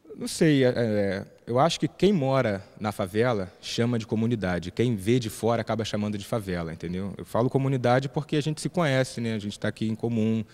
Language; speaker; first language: Portuguese; native; Portuguese